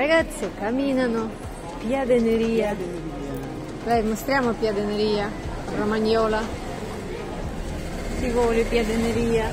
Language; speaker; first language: Italian; non-native, learner; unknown